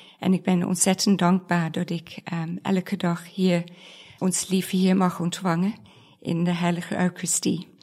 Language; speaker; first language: Dutch; non-native, fluent; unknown